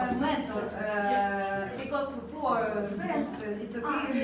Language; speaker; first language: English; non-native, fluent; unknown